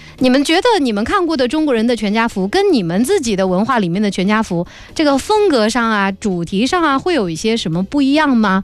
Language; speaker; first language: Chinese; native; Chinese